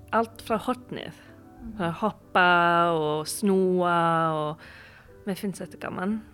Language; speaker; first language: Icelandic; non-native, fluent; English